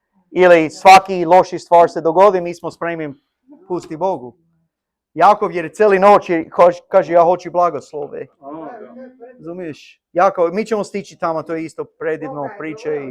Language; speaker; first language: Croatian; non-native, learner; English